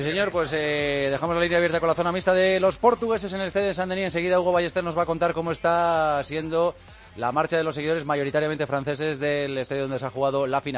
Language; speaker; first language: Spanish; native; Spanish